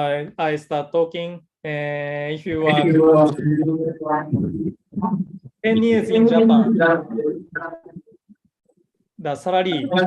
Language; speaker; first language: English; non-native, learner; Japanese